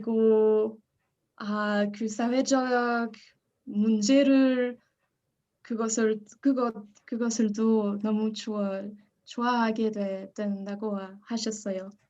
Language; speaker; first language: Korean; non-native, learner; French